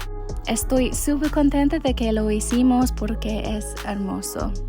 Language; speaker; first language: Spanish; non-native, learner; English